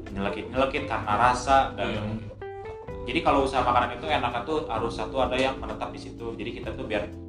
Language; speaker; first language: Indonesian; native; Indonesian